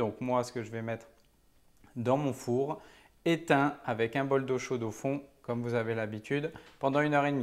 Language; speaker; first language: French; native; French